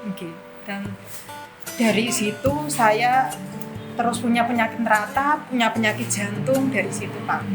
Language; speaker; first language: Indonesian; non-native, local second language; Javanese